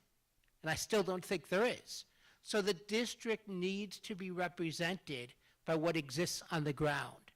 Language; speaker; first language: English; native; English